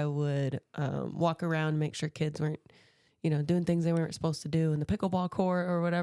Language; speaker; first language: English; native; English